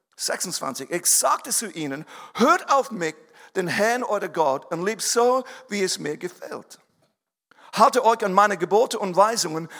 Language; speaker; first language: German; non-native, fluent; English